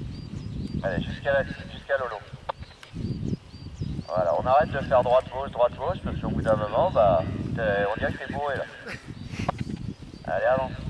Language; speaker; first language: French; native; French